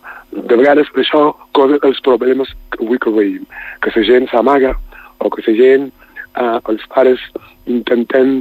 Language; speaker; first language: Catalan; non-native, fluent; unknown